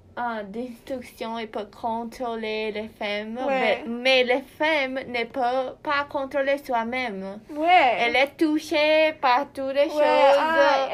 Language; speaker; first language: French; non-native, learner; Portuguese